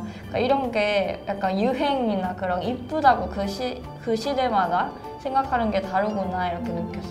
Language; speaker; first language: Korean; non-native, fluent; Japanese